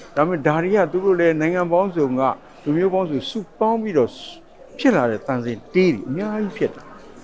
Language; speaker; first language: Burmese; native; Burmese